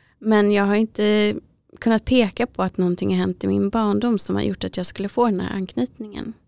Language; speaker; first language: Swedish; native; Swedish